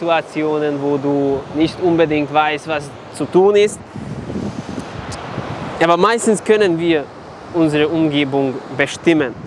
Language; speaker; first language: German; non-native, fluent; Serbian